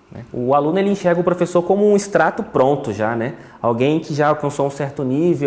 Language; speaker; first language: Portuguese; native; Portuguese